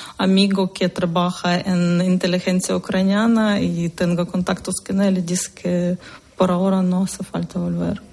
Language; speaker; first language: Spanish; non-native, learner; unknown